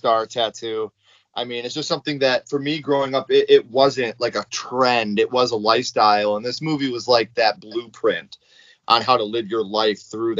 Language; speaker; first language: English; native; English